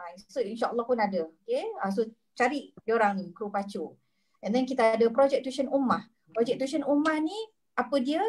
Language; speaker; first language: Malay; native; Malay